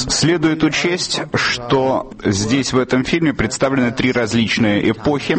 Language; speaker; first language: Russian; native; Russian